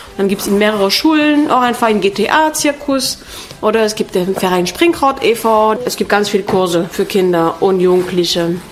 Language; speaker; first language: German; non-native, fluent; French